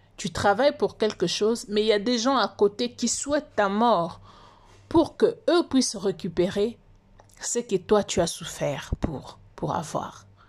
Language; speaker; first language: French; non-native, local second language; Lingala